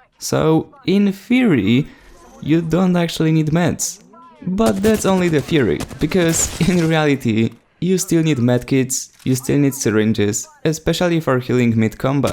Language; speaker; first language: English; non-native, fluent; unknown